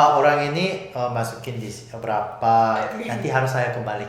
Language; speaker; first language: Indonesian; non-native, fluent; Korean